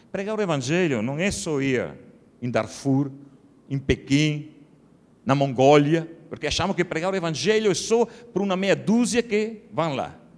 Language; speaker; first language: Portuguese; non-native, fluent; Italian